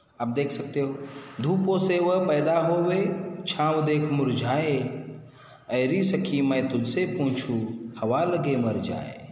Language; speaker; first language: Hindi; non-native, local second language; Marathi